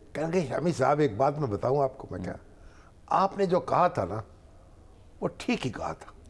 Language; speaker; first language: Urdu; native; Urdu